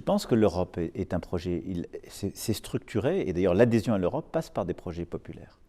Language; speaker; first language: French; native; French